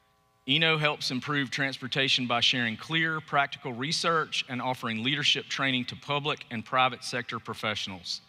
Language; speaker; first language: English; native; English